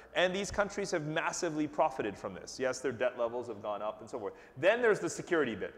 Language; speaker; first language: English; native; English